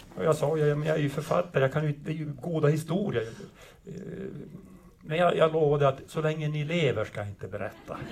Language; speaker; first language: Swedish; native; Swedish